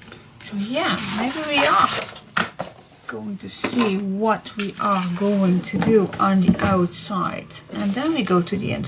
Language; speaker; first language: English; non-native, fluent; Dutch